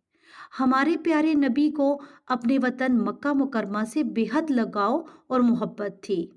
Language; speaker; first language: Urdu; native; Urdu